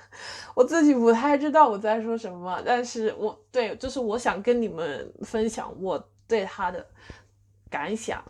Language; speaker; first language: Chinese; non-native, fluent; English